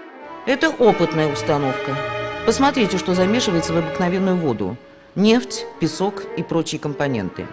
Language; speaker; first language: Russian; native; Russian